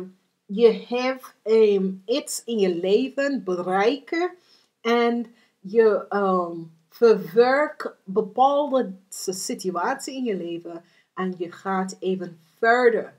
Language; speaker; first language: Dutch; non-native, learner; English